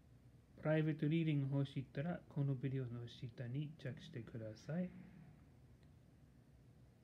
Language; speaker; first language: Japanese; non-native, learner; English